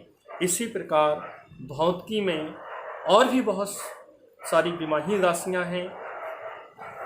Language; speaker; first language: Hindi; native; Hindi